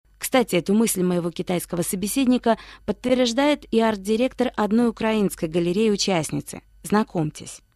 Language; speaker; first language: Russian; non-native, fluent; Chinese